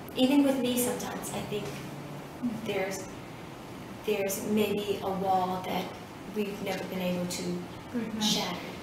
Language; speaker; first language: English; early bilingual, other home language; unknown